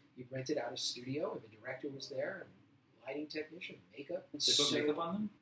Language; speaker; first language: English; native; English